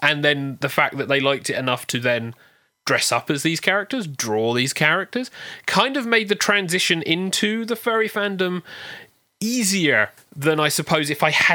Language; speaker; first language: English; native; English